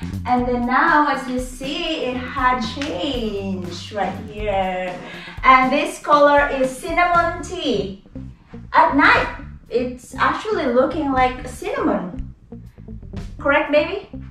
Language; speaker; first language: English; non-native, local second language; Cebuano